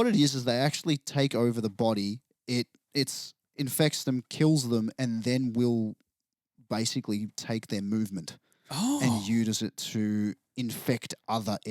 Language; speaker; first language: English; native; English